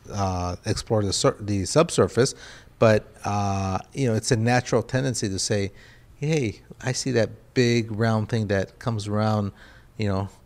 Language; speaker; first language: English; early bilingual, other home language; Spanish